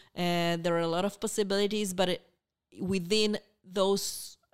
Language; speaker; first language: English; non-native, fluent; Spanish